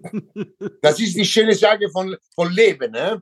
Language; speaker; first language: German; non-native, learner; Italian